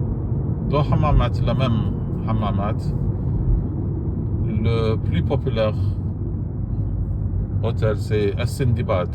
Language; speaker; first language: French; non-native, fluent; Arabic